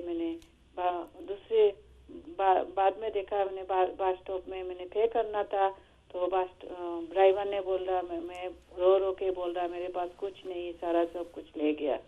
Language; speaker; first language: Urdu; non-native, fluent; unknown